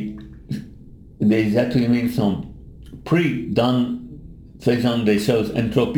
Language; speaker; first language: French; non-native, learner; English